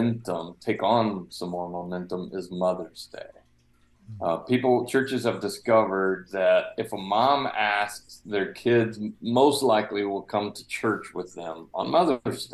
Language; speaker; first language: English; native; English